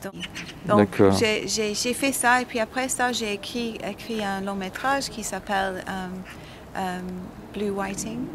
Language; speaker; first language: French; non-native, learner; English